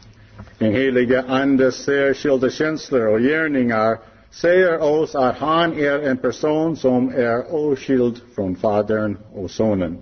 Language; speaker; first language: Swedish; non-native, learner; English